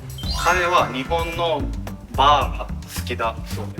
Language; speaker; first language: Japanese; non-native, learner; Korean